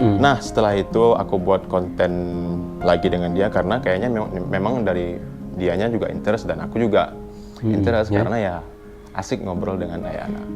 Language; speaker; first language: Indonesian; native; Indonesian